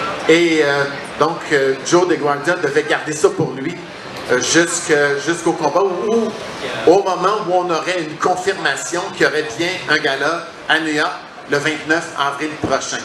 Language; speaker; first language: French; native; French